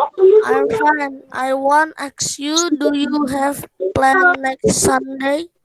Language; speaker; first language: English; non-native, learner; Indonesian